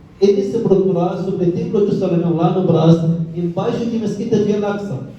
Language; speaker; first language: Portuguese; non-native, learner; Arabic